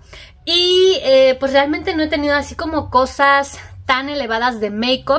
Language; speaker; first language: Spanish; native; Spanish